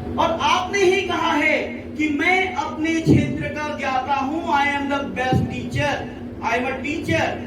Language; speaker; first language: Hindi; native; Hindi